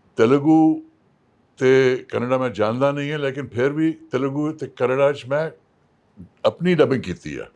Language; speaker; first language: Punjabi; non-native, local second language; Hindi